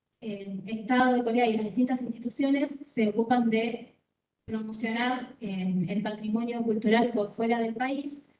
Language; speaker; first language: Spanish; native; Spanish